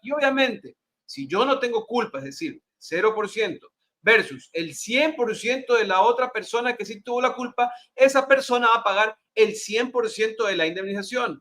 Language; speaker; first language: Spanish; native; Spanish